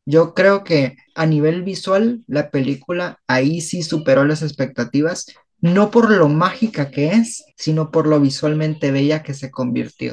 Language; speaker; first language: Spanish; native; Spanish